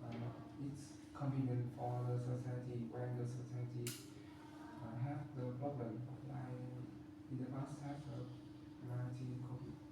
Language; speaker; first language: English; non-native, learner; Vietnamese